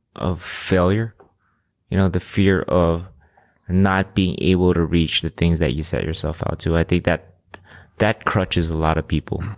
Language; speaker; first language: English; early bilingual, other home language; Filipino